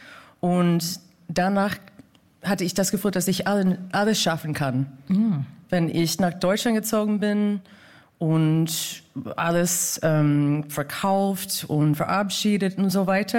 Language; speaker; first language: German; non-native, fluent; English